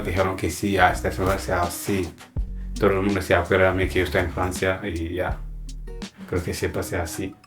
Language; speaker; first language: Spanish; non-native, learner; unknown